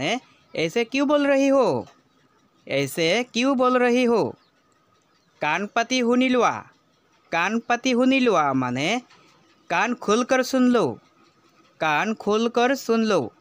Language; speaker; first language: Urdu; non-native, local second language; Assamese